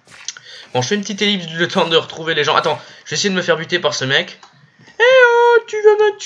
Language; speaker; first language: French; native; French